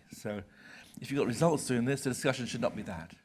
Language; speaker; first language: English; native; English